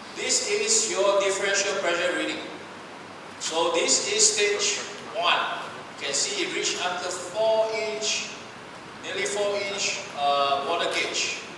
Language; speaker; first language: English; non-native, local second language; Chinese